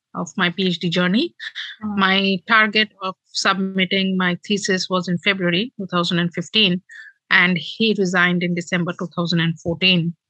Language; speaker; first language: English; non-native, local second language; Bangla